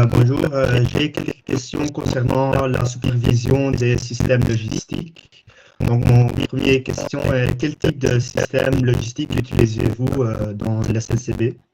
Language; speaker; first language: French; non-native, local second language; Dutch